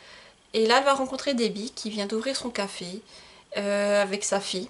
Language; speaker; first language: French; native; French